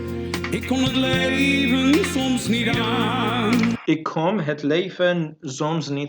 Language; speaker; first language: Dutch; non-native, learner; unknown